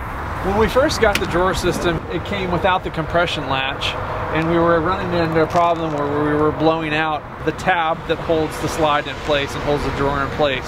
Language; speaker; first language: English; native; English